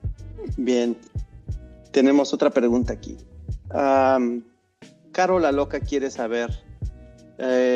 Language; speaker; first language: Spanish; non-native, fluent; English